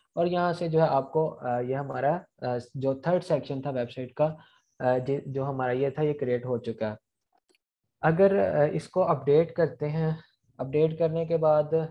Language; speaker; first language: Urdu; non-native, local second language; Punjabi